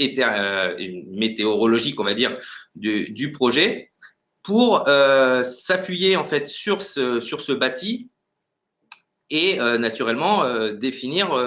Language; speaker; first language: French; native; French